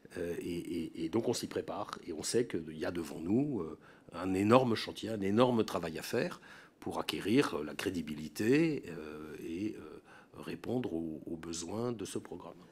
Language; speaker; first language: French; native; French